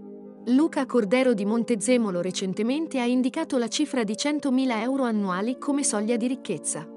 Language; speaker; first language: Italian; native; Italian